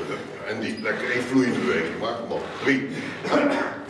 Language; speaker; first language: Dutch; native; Dutch